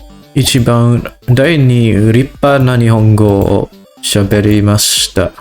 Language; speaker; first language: Japanese; non-native, learner; English